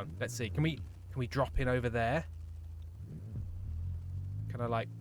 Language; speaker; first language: English; native; English